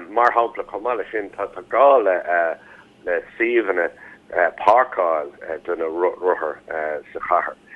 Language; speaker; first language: Irish; non-native, local second language; English